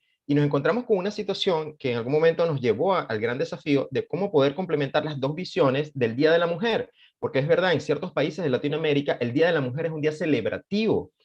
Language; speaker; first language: Spanish; native; Spanish